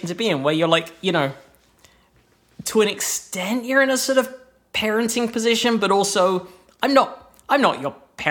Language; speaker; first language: English; native; English